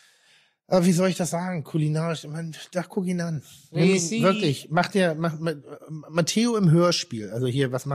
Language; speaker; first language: German; native; German